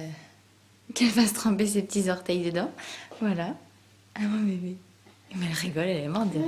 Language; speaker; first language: French; native; French